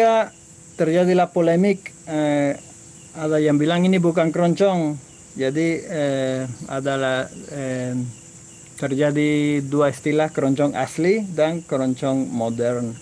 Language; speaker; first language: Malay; non-native, fluent; Spanish